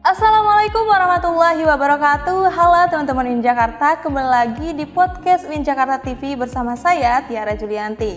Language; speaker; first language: Indonesian; native; Indonesian